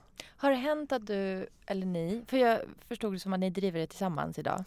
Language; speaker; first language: Swedish; non-native, fluent; Persian